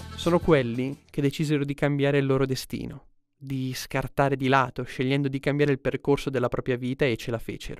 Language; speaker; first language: Italian; native; Italian